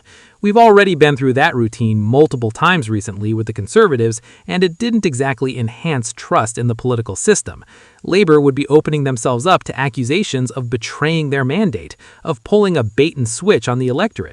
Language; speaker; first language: English; native; English